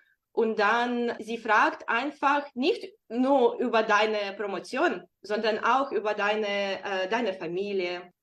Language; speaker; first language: German; non-native, fluent; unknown